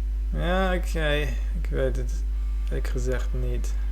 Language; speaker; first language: Dutch; non-native, fluent; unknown